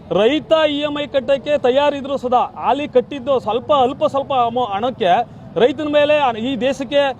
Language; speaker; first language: Kannada; native; Kannada